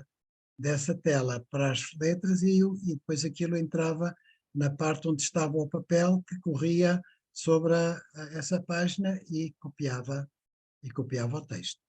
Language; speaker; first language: Portuguese; native; Portuguese